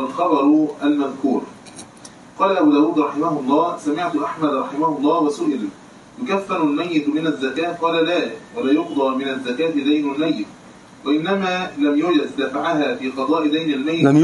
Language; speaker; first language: Arabic; native; Arabic